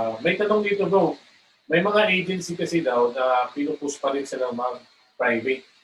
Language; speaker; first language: Filipino; non-native, local second language; Cebuano